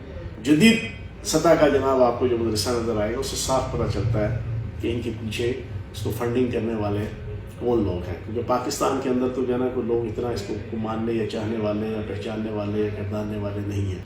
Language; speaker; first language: Urdu; native; Urdu